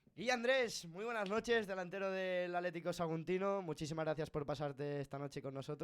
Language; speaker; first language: Spanish; non-native, local second language; Catalan